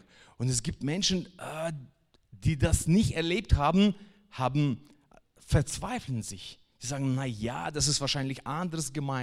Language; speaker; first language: German; non-native, fluent; Russian